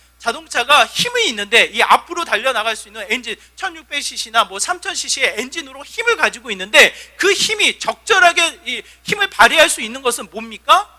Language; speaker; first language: Korean; native; Korean